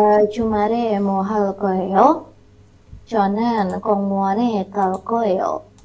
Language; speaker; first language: Korean; non-native, learner; Indonesian